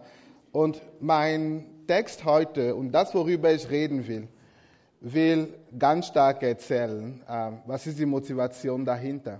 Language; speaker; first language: German; non-native, fluent; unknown